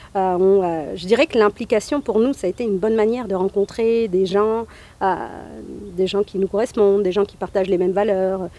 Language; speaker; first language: French; native; French